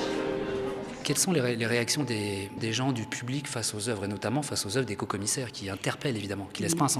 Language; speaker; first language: French; native; French